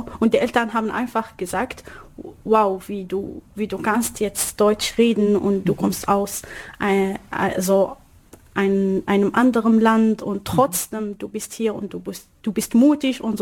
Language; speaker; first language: German; non-native, learner; Arabic